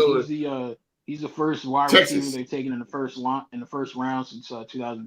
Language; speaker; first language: English; native; English